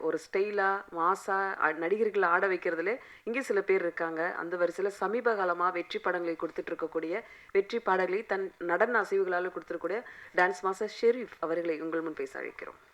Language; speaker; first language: Tamil; native; Tamil